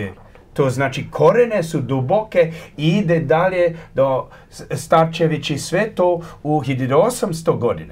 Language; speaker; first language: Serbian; early bilingual, heritage; Croatian